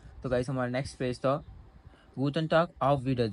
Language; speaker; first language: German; non-native, learner; Hindi